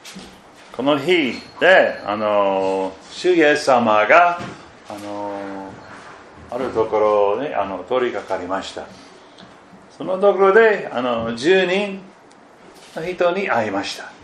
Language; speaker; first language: Japanese; non-native, fluent; German